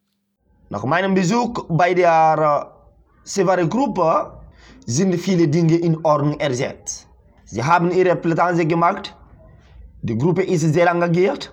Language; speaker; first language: German; non-native, fluent; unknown